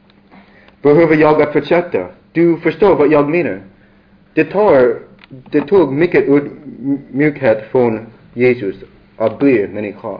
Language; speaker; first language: Swedish; non-native, learner; English